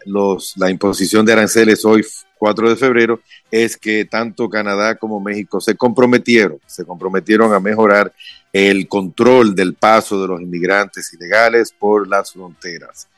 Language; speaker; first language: Spanish; native; Spanish